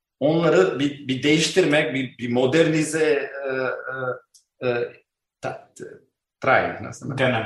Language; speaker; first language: Turkish; non-native, learner; Albanian